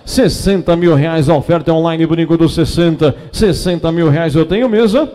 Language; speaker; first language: Portuguese; native; Portuguese